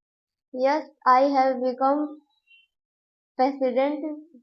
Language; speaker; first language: English; non-native, learner; Hindi